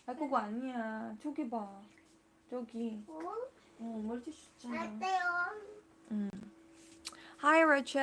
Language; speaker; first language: Korean; non-native, learner; Cebuano